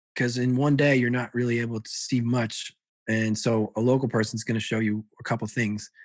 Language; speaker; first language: English; early bilingual, other home language; Italian